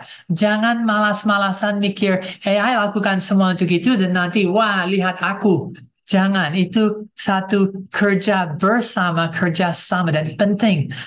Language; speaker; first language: Indonesian; non-native, fluent; English